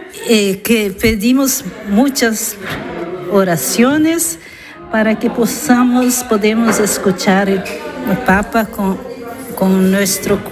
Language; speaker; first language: Spanish; non-native, fluent; Italian